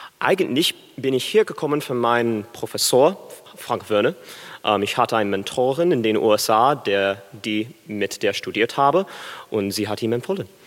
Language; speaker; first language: German; non-native, learner; English